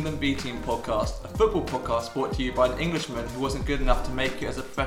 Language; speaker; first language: English; native; English